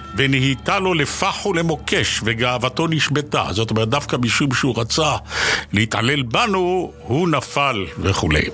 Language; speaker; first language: Hebrew; native; Hebrew